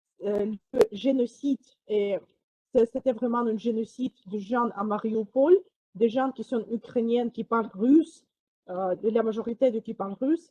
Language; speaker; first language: French; non-native, fluent; Ukrainian